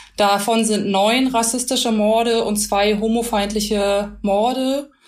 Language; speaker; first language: German; native; German